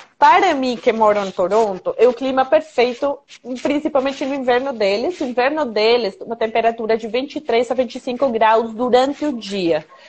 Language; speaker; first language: Portuguese; non-native, fluent; Spanish